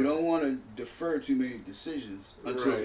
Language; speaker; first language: English; native; English